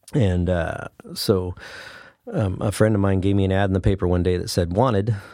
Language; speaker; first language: English; native; English